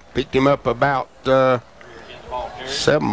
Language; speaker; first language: English; native; English